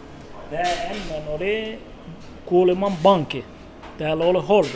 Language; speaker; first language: Finnish; non-native, learner; Turkish